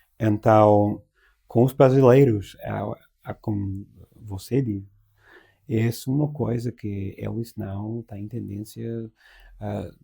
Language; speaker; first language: Portuguese; non-native, learner; English